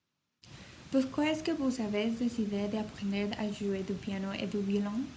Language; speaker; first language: French; non-native, learner; Spanish